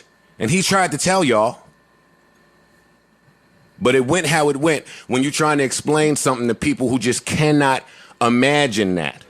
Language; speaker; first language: English; native; English